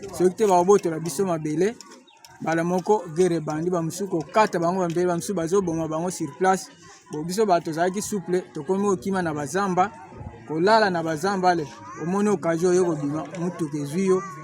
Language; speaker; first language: Lingala; non-native, local second language; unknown